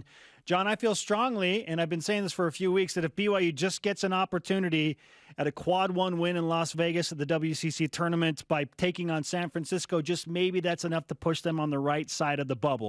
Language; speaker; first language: English; native; English